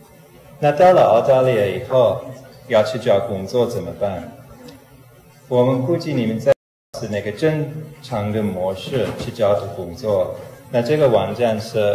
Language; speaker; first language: Chinese; non-native, fluent; English